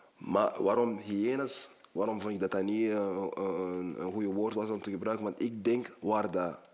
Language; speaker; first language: Dutch; early bilingual, other home language; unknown